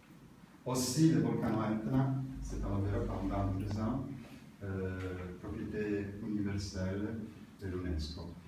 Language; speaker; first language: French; non-native, learner; Italian